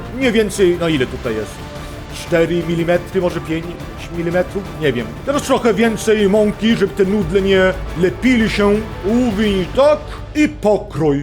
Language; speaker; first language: Polish; non-native, fluent; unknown